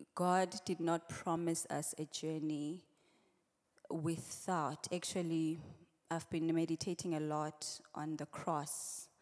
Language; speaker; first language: English; non-native, local second language; Swati